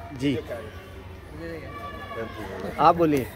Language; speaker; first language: Hindi; native; Hindi